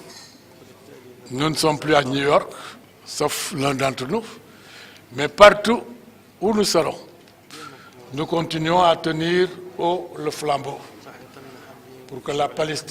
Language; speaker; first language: French; non-native, local second language; Wolof